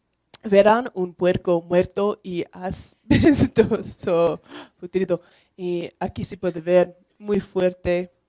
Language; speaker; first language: Spanish; non-native, learner; English